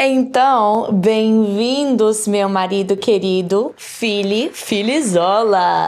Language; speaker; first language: Portuguese; non-native, learner; English